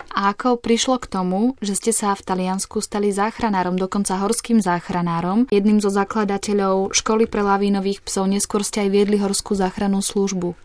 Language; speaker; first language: Slovak; native; Slovak